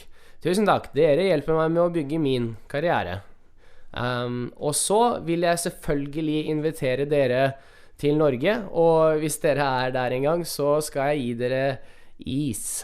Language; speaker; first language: Norwegian; early bilingual, other home language; Russian